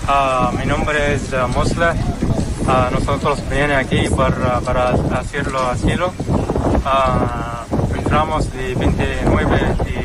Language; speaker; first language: Spanish; non-native, learner; Arabic